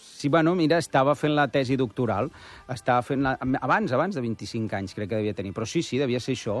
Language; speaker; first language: Catalan; native; Catalan